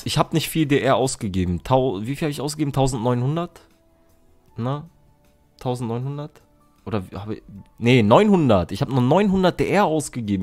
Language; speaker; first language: German; native; German